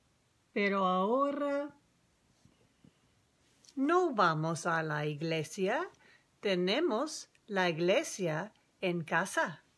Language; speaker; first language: Spanish; non-native, fluent; English